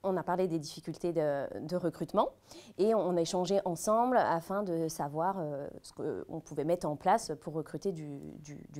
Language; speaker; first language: French; native; French